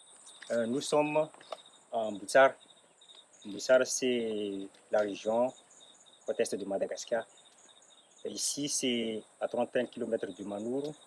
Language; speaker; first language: French; non-native, local second language; Malagasy